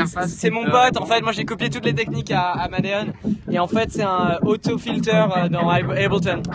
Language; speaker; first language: French; native; French